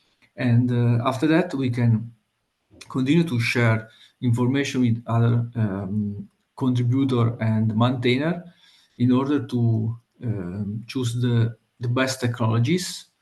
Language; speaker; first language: English; non-native, fluent; Italian